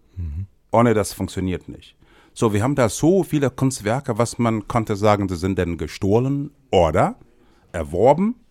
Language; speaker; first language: German; non-native, fluent; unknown